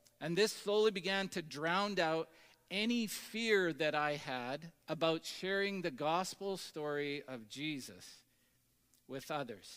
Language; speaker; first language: English; native; English